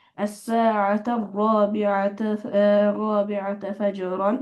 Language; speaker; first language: Arabic; non-native, learner; Albanian